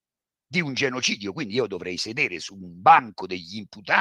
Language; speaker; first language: Italian; native; Italian